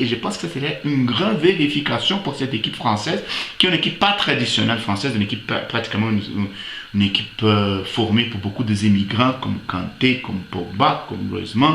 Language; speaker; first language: French; non-native, fluent; Portuguese